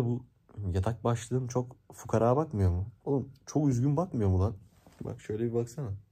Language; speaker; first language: Turkish; native; Turkish